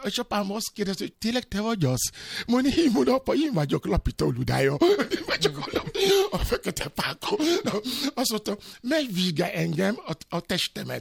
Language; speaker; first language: Hungarian; non-native, learner; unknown